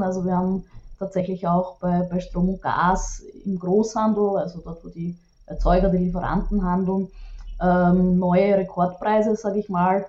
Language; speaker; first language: German; native; German